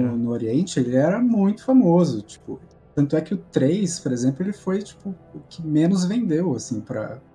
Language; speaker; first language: Portuguese; native; Portuguese